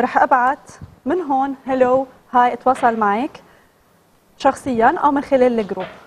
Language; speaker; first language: Arabic; native; Arabic